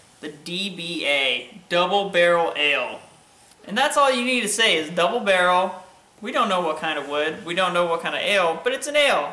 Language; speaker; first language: English; native; English